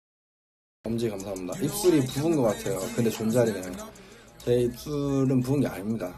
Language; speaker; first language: Korean; native; Korean